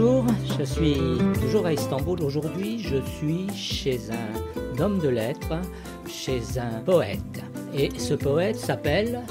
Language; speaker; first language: French; native; French